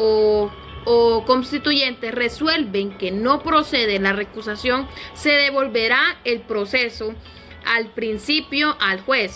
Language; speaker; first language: Spanish; native; Spanish